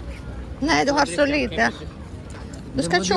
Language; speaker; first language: Swedish; non-native, learner; Russian